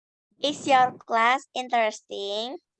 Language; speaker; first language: English; non-native, learner; Indonesian